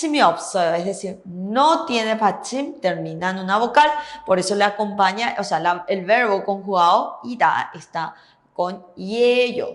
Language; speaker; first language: Spanish; native; Spanish